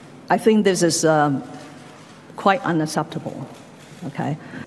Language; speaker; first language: English; non-native, local second language; Cantonese